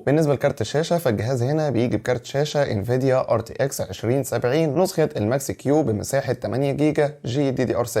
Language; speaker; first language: Arabic; native; Arabic